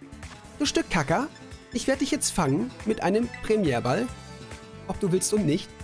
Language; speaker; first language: German; native; German